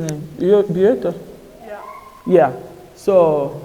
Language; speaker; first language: Swedish; non-native, fluent; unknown